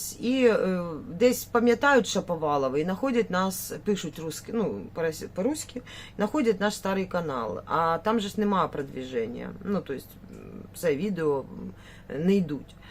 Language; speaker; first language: Ukrainian; native; Ukrainian